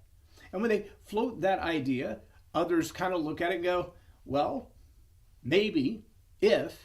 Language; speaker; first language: English; native; English